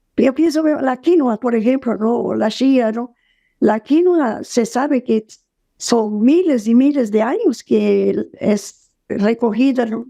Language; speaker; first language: Spanish; non-native, fluent; Portuguese